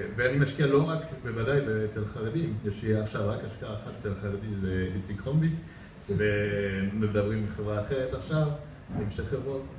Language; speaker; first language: Hebrew; non-native, fluent; French